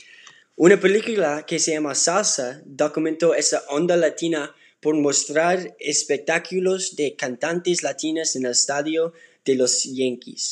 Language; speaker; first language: Spanish; non-native, learner; English